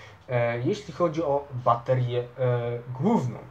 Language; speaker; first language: Polish; native; Polish